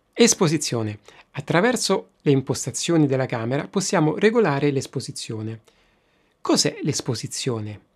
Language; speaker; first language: Italian; native; Italian